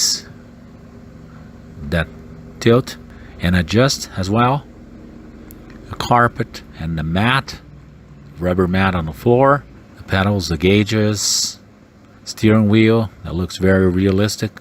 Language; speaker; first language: English; non-native, fluent; Portuguese